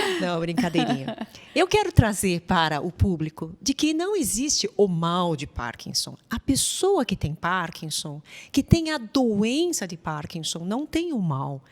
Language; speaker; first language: Portuguese; non-native, fluent; Chinese